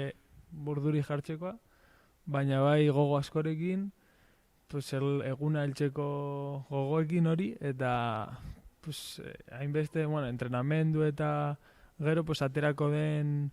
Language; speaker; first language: Basque; non-native, local second language; Spanish